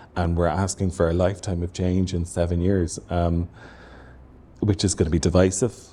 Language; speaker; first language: English; native; English